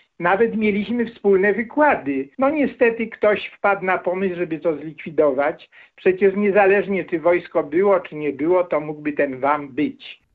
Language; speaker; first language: Polish; native; Polish